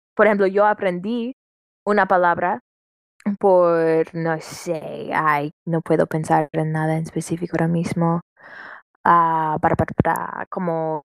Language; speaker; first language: Spanish; non-native, learner; English